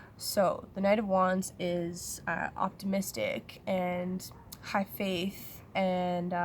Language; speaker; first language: English; native; English